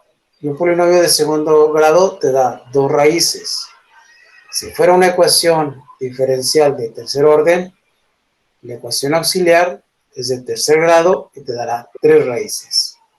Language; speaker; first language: Spanish; native; Spanish